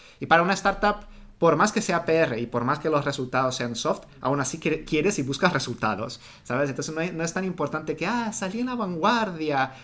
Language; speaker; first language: Spanish; non-native, fluent; Portuguese